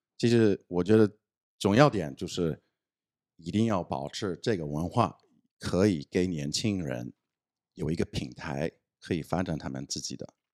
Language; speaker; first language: Chinese; non-native, fluent; English